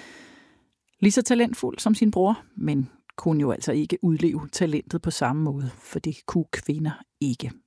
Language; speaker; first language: Danish; native; Danish